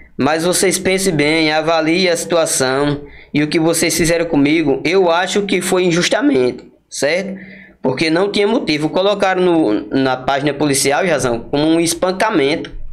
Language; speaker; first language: Portuguese; native; Portuguese